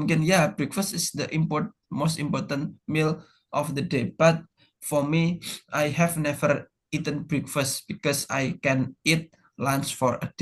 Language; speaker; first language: English; non-native, fluent; Indonesian